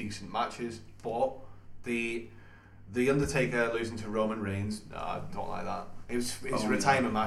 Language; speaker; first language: English; native; English